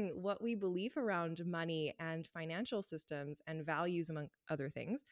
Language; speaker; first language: English; native; English